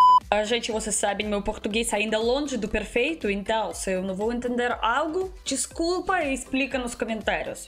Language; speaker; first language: Portuguese; non-native, learner; Russian